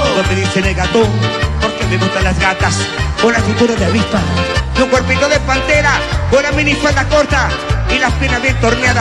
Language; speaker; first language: Spanish; native; Spanish